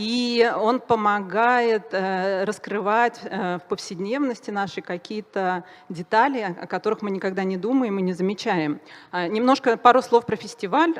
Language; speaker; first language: Russian; native; Russian